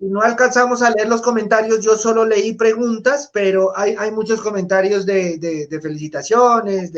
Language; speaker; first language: Spanish; native; Spanish